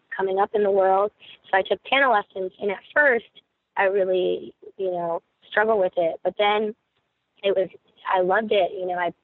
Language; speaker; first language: English; native; English